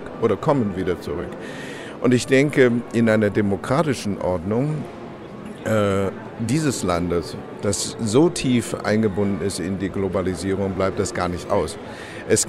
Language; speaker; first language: German; non-native, fluent; Chinese